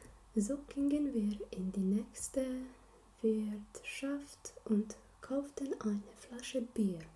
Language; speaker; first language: German; non-native, learner; Slovenian